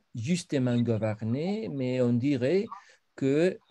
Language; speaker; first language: French; non-native, fluent; Spanish